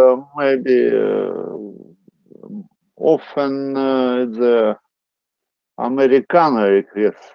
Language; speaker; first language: English; non-native, learner; Russian